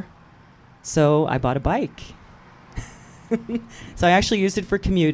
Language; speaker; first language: English; native; English